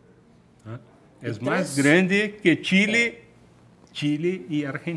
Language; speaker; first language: Spanish; non-native, fluent; Portuguese